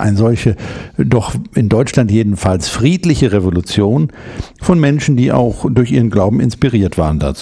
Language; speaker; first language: German; native; German